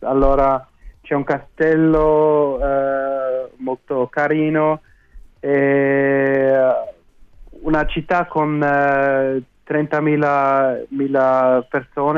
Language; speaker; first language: Italian; non-native, fluent; German